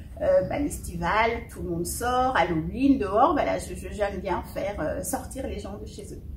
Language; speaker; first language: French; early bilingual, other home language; Fon